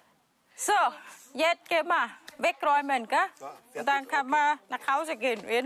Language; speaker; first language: German; non-native, learner; Thai